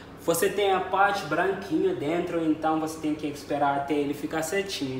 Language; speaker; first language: Portuguese; non-native, learner; Xhosa